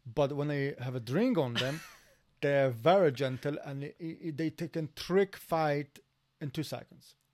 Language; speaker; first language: English; non-native, fluent; Polish